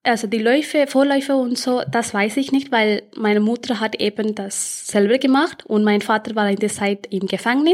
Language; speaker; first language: German; early bilingual, other home language; Tamil